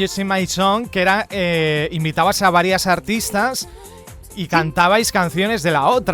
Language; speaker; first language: Spanish; native; Spanish